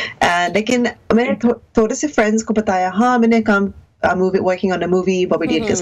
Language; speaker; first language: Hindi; early bilingual, heritage; Hindi